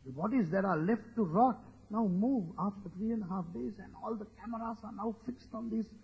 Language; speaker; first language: English; non-native, local second language; Sinhala